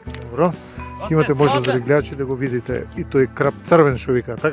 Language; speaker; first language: Macedonian; native; Macedonian